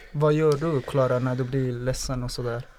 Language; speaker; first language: Swedish; non-native, fluent; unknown